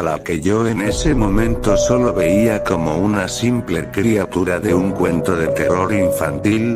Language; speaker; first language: Spanish; native; Spanish